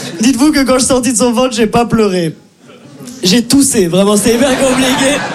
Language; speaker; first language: French; native; French